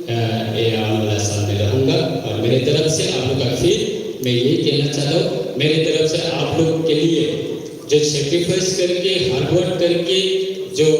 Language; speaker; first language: Hindi; non-native, local second language; Kok Borok